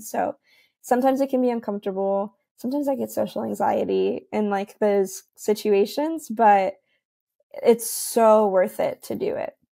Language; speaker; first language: English; early bilingual, other home language; Spanish